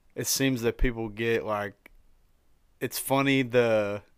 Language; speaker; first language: English; native; English